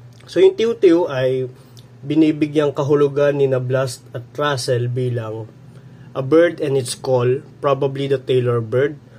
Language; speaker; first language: English; non-native, local second language; Filipino